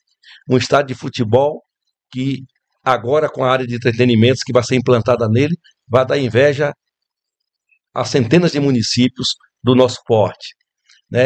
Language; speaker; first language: Portuguese; native; Portuguese